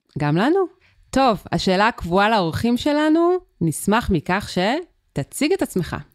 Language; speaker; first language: Hebrew; native; Hebrew